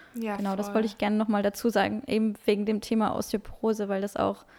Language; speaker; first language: German; non-native, local second language; Luxembourgish